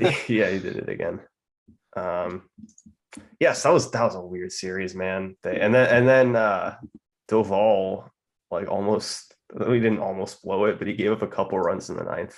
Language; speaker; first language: English; native; English